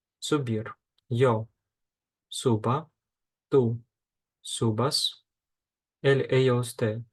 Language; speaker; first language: Spanish; non-native, fluent; Ukrainian